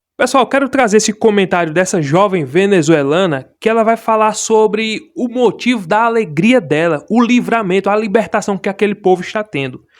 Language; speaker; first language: Portuguese; native; Portuguese